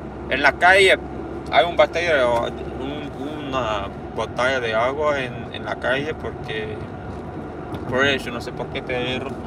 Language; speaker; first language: Spanish; non-native, learner; English